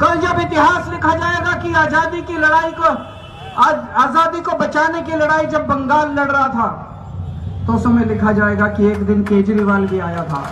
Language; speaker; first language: Hindi; native; Hindi